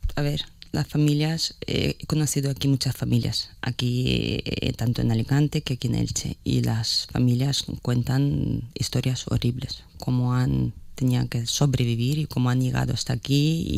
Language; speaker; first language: Spanish; non-native, fluent; Ukrainian